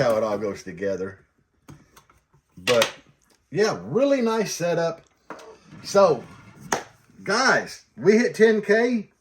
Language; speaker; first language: English; native; English